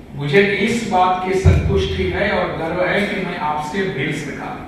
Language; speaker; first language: Hindi; non-native, local second language; Konkani